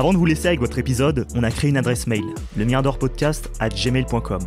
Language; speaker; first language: French; native; French